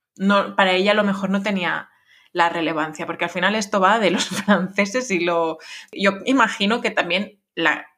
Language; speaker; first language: Spanish; non-native, fluent; French